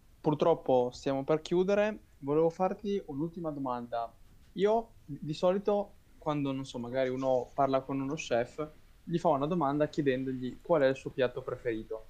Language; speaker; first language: Italian; native; Italian